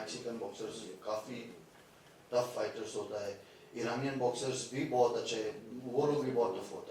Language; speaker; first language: Hindi; non-native, fluent; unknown